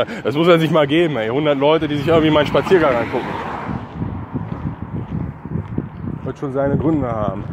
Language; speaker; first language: German; native; German